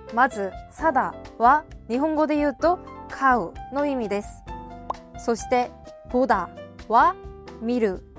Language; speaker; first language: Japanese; non-native, fluent; Korean